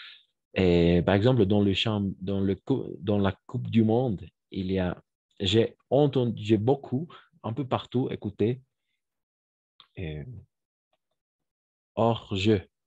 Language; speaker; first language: French; non-native, fluent; Spanish